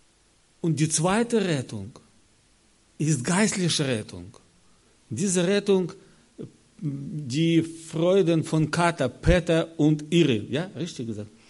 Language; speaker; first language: German; non-native, learner; Russian